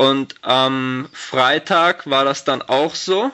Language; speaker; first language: German; native; German